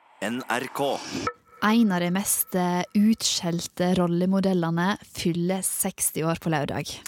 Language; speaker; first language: Norwegian; native; Norwegian